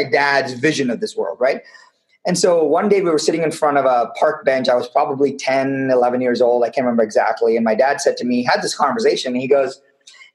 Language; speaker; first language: English; non-native, local second language; Tamil